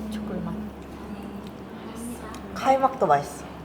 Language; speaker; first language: Korean; non-native, fluent; Vietnamese